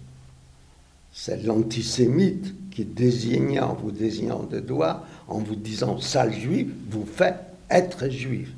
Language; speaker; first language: French; non-native, fluent; Yiddish